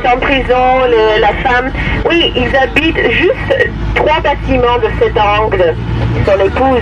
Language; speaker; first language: French; non-native, fluent; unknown